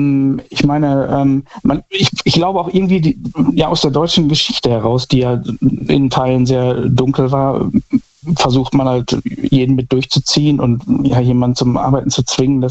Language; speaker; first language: German; native; German